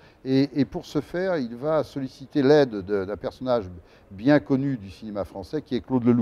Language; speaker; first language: French; native; French